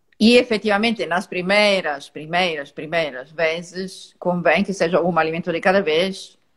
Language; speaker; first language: Portuguese; non-native, fluent; Italian